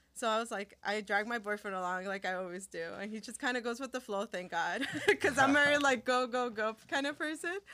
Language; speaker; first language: English; early bilingual, other home language; Spanish